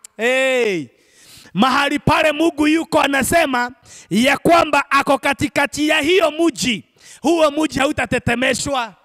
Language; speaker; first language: Swahili; non-native, local second language; Kikuyu